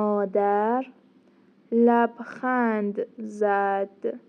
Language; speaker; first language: Persian; non-native, fluent; Turkish